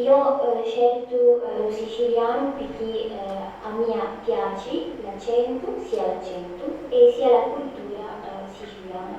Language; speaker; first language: Italian; non-native, learner; Arabic